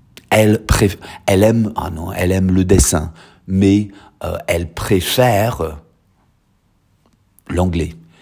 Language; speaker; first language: French; non-native, fluent; English